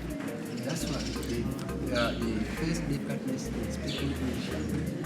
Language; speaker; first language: English; non-native, learner; Swahili